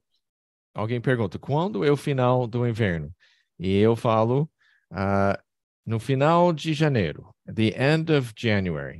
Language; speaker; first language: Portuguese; non-native, fluent; English